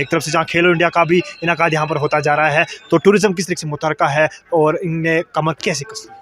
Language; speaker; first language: Hindi; non-native, local second language; Kashmiri